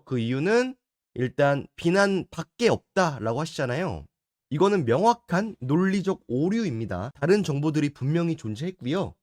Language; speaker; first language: Korean; native; Korean